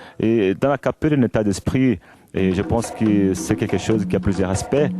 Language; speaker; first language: French; non-native, fluent; Portuguese